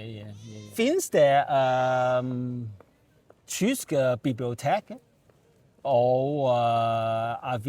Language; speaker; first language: Danish; non-native, learner; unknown